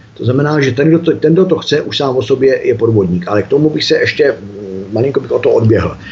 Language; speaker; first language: Czech; native; Czech